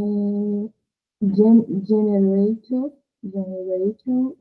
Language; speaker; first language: English; non-native, learner; Portuguese